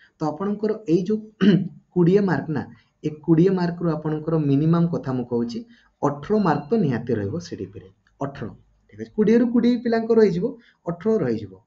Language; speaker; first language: Odia; native; Odia